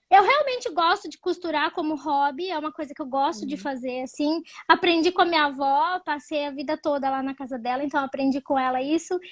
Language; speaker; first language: Portuguese; native; Portuguese